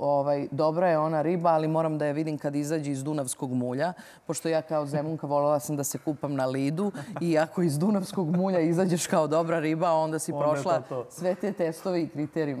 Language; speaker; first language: Serbian; native; Serbian